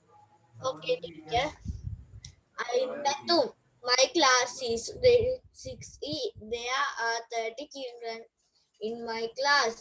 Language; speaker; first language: English; non-native, learner; Sinhala